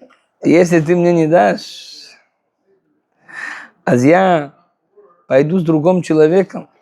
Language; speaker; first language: Russian; non-native, fluent; Hebrew